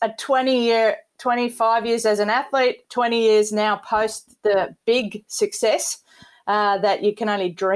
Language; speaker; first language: English; native; English